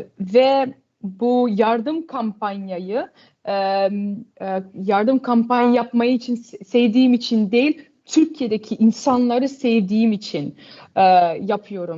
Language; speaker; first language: Turkish; early bilingual, heritage; Turkish